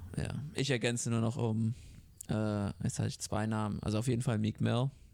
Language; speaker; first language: German; early bilingual, other home language; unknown